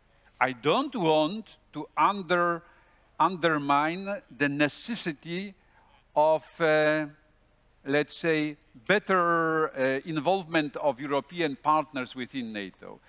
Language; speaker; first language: English; non-native, fluent; Polish